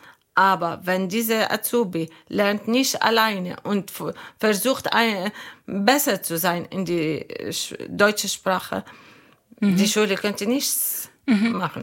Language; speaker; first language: German; non-native, learner; Arabic